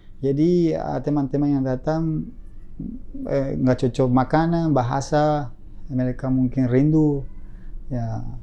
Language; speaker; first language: Indonesian; non-native, fluent; Spanish